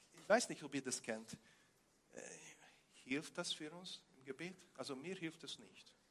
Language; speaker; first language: German; non-native, fluent; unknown